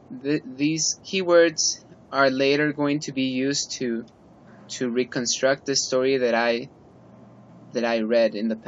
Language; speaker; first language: English; non-native, fluent; Spanish